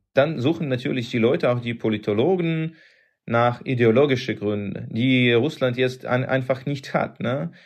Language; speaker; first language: German; non-native, fluent; Russian